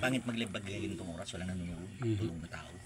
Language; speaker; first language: Filipino; native; Filipino